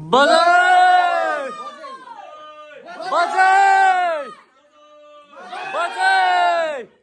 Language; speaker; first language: Japanese; non-native, learner; Nepali